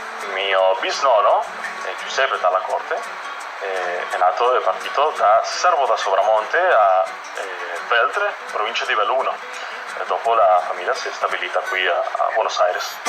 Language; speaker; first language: Italian; non-native, fluent; Spanish